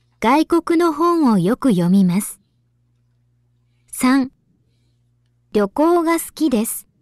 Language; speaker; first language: Japanese; non-native, learner; Filipino